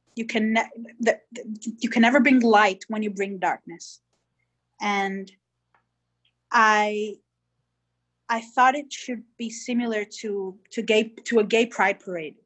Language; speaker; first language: English; early bilingual, other home language; Hebrew